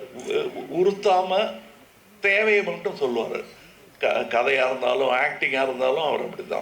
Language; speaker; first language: Tamil; native; Tamil